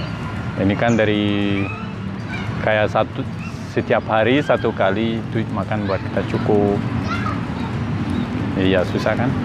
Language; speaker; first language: Indonesian; non-native, learner; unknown